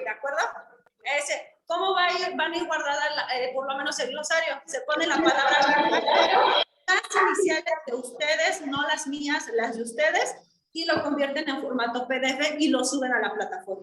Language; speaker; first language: Spanish; native; Spanish